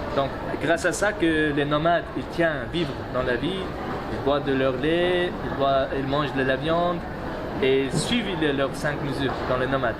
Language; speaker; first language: French; non-native, fluent; Mongolian